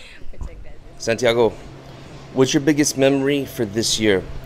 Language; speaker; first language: English; native; English